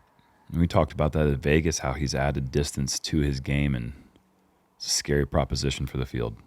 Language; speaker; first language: English; native; English